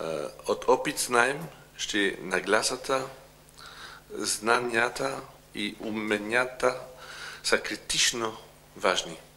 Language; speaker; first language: Bulgarian; non-native, learner; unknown